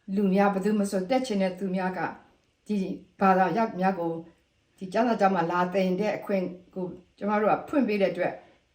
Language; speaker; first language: Burmese; non-native, local second language; S'gaw Karen